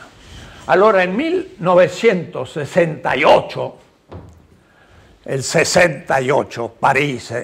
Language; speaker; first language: Italian; non-native, learner; Spanish